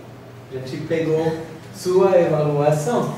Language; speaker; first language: Portuguese; non-native, fluent; English